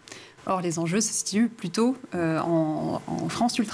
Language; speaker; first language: French; native; French